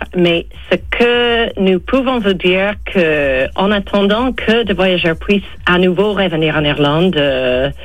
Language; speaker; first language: French; non-native, fluent; English